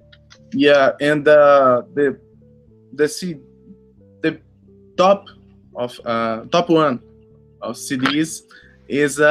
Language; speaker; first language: English; non-native, learner; Portuguese